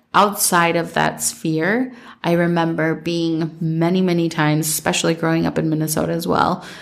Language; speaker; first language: English; early bilingual, other home language; Spanish